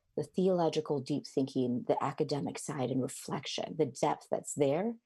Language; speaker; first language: English; native; English